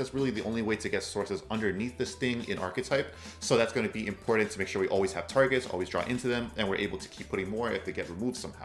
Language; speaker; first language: English; native; English